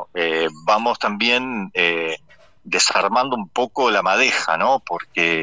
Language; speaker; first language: Spanish; native; Spanish